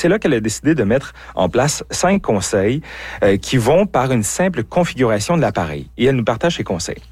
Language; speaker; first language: French; native; French